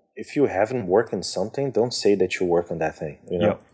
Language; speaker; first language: English; non-native, fluent; Portuguese